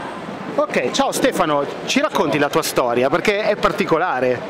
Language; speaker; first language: Italian; native; Italian